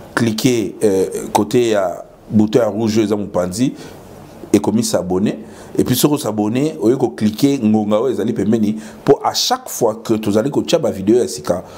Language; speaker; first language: Lingala; native; Lingala